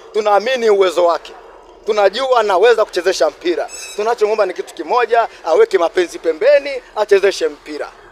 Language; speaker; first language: Swahili; native; Swahili